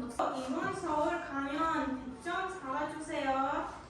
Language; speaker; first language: Korean; non-native, learner; Uzbek